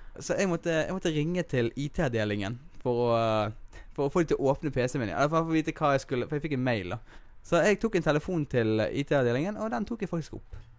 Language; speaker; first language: Norwegian; native; Norwegian